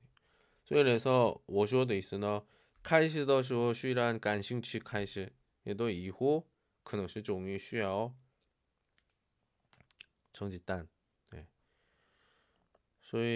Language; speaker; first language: Chinese; non-native, learner; Korean